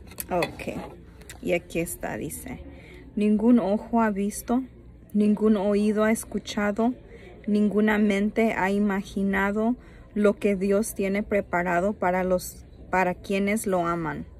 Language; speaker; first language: Spanish; early bilingual, heritage; Spanish